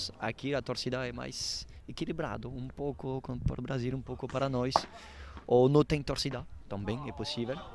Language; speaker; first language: Portuguese; non-native, learner; Italian